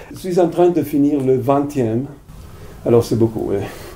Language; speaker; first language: French; non-native, fluent; Italian